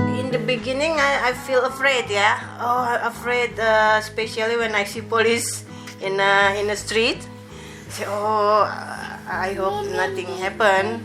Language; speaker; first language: English; non-native, learner; Indonesian